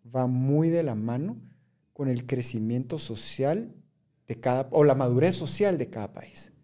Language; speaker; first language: Spanish; native; Spanish